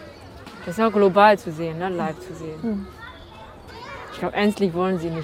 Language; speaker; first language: German; non-native, fluent; Chinese